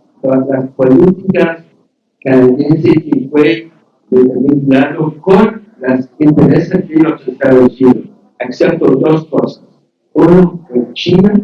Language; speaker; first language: Spanish; non-native, learner; English